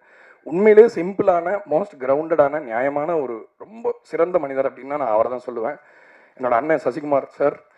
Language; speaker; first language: Tamil; native; Tamil